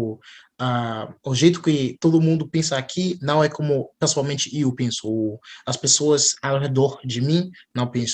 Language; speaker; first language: Portuguese; non-native, fluent; English